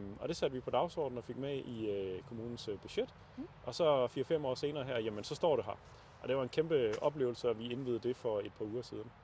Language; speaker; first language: Danish; native; Danish